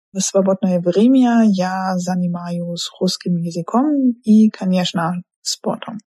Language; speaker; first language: Russian; non-native, learner; German